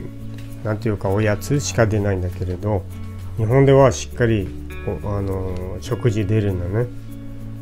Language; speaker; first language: Japanese; non-native, fluent; Portuguese